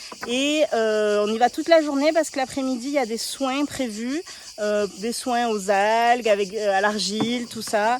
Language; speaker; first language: French; native; French